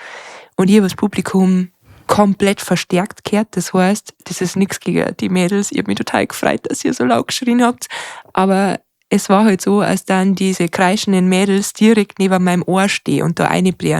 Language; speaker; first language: German; native; German